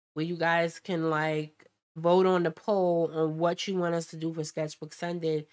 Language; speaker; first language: English; native; English